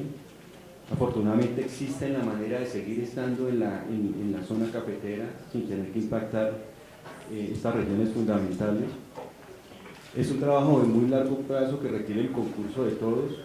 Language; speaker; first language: Spanish; native; Spanish